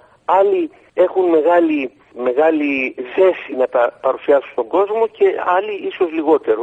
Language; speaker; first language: Greek; native; Greek